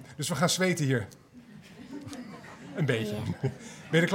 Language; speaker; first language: Dutch; native; Dutch